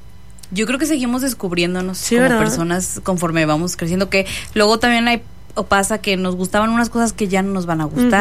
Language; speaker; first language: Spanish; native; Spanish